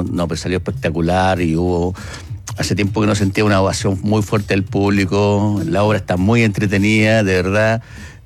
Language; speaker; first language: Spanish; native; Spanish